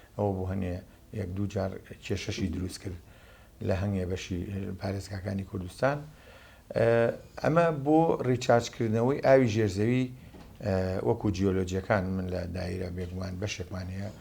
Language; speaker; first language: Central Kurdish; native; Central Kurdish